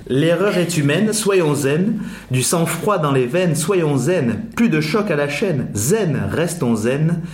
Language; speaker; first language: French; native; French